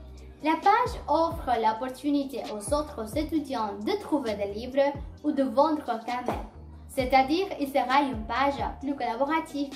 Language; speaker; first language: French; non-native, learner; Spanish